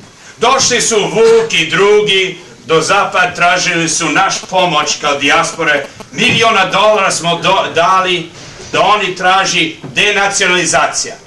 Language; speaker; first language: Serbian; early bilingual, heritage; Serbian